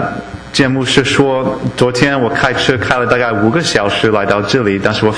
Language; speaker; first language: Chinese; non-native, fluent; English